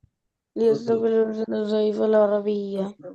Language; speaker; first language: Arabic; non-native, learner; Bangla